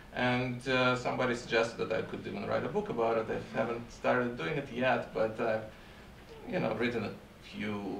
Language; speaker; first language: English; non-native, fluent; Russian